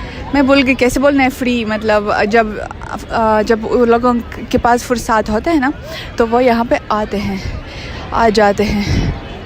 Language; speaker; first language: Hindi; non-native, fluent; Russian